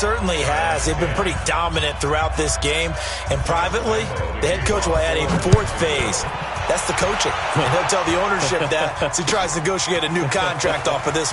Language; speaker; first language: English; native; English